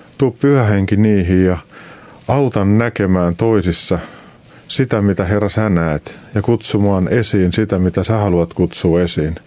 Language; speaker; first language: Finnish; native; Finnish